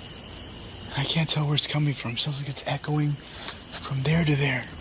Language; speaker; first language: English; native; English